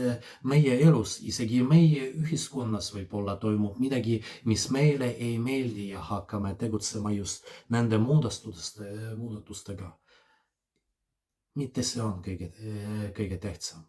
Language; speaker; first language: Estonian; non-native, fluent; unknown